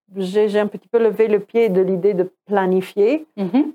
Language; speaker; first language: French; non-native, fluent; Croatian